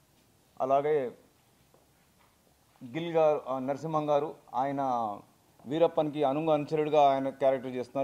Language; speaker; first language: Telugu; native; Telugu